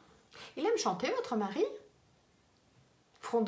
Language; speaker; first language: French; native; French